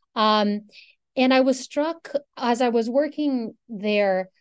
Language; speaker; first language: English; non-native, local second language; Filipino